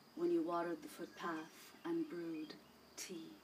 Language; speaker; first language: English; early bilingual, other home language; Persian